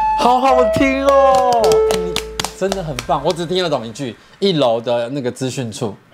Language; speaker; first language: Chinese; native; Chinese